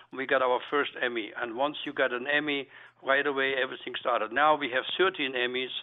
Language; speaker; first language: English; non-native, fluent; German